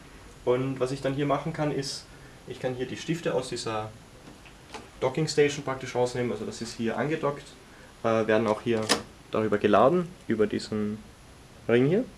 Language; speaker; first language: German; native; German